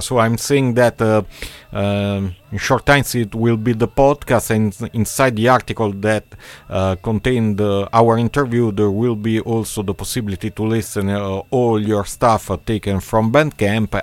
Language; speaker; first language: English; non-native, learner; Italian